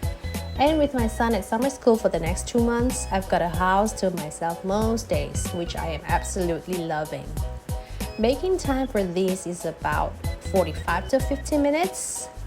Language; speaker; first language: English; non-native, local second language; Indonesian